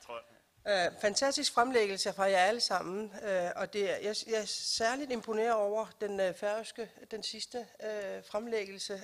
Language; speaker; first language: Danish; non-native, local second language; Kalaallisut